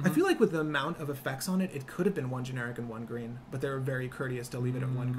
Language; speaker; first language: English; native; English